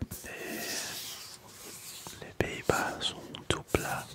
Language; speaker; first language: French; non-native, local second language; Dutch